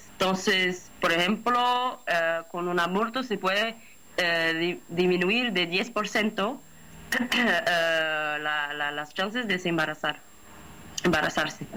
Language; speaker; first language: Spanish; non-native, fluent; Portuguese